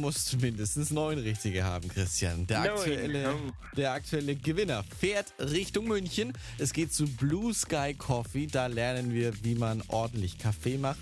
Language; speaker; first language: German; native; German